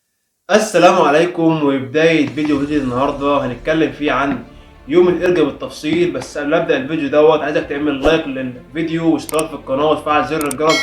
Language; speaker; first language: Arabic; native; Arabic